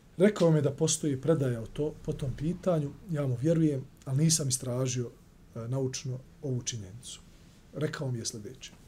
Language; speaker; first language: Bosnian; native; Bosnian